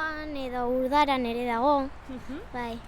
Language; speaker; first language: Basque; non-native, local second language; Spanish